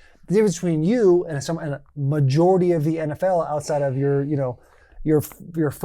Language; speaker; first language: English; native; English